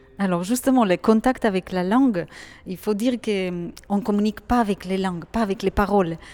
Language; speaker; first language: French; non-native, fluent; Hebrew